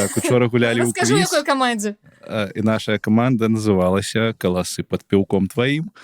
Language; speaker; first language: Belarusian; non-native, local second language; Russian